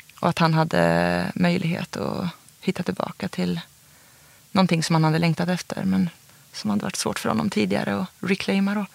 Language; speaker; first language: Swedish; native; Swedish